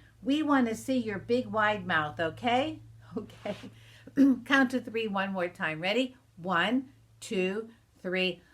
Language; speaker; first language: English; native; English